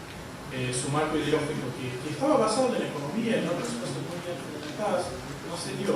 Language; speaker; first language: Spanish; non-native, fluent; Portuguese